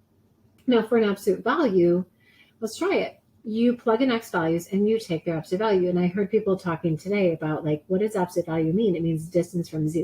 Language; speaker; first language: English; native; English